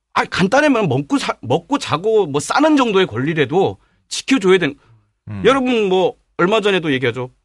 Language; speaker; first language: Korean; native; Korean